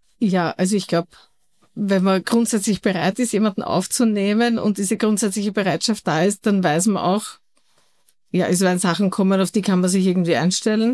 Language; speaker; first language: German; native; German